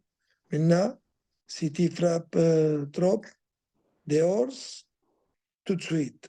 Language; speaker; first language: French; non-native, fluent; Spanish